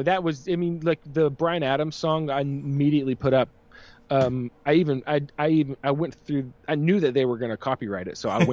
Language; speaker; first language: English; native; English